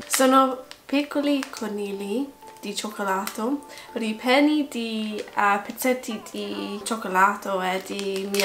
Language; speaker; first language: Italian; non-native, fluent; English